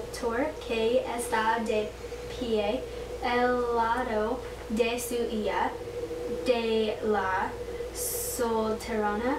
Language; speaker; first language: Spanish; non-native, learner; English